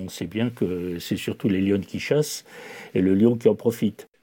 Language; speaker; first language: French; native; French